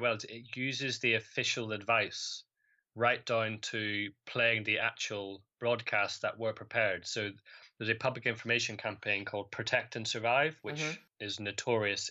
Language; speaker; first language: English; native; English